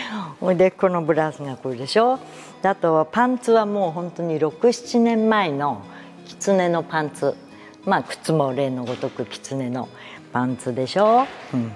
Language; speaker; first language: Japanese; native; Japanese